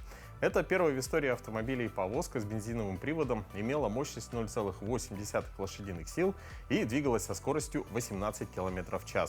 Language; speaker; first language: Russian; native; Russian